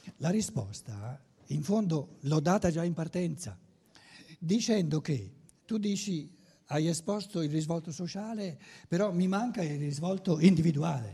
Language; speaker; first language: Italian; native; Italian